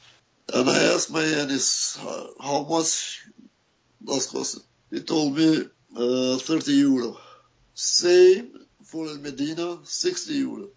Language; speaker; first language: English; non-native, learner; Albanian